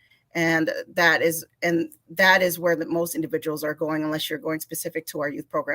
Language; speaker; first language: English; native; English